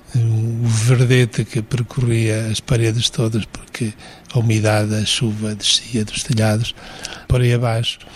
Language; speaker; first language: Portuguese; native; Portuguese